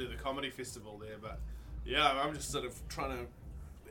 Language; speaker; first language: English; native; English